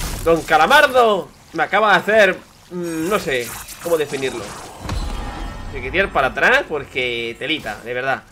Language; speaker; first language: Spanish; native; Spanish